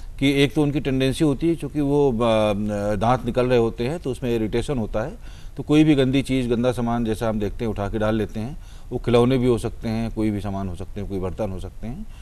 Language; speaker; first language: Hindi; native; Hindi